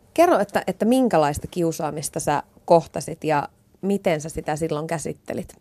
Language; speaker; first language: Finnish; native; Finnish